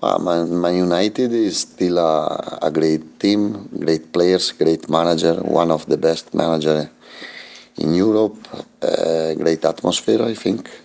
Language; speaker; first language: English; non-native, fluent; Italian